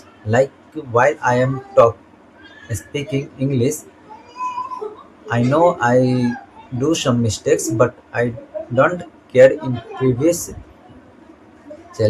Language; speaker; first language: English; non-native, learner; Hindi